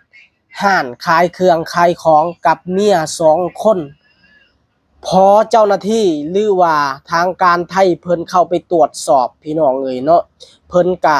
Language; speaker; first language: Thai; non-native, local second language; Lao